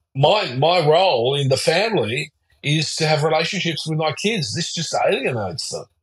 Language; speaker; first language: English; early bilingual, other home language; German